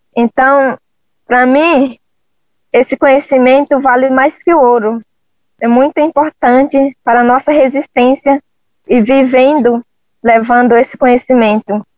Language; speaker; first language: Portuguese; non-native, local second language; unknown